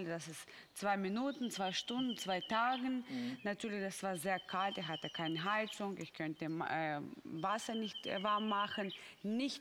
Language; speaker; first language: German; non-native, fluent; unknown